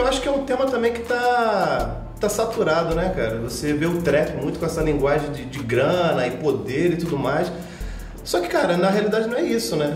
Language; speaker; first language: Portuguese; native; Portuguese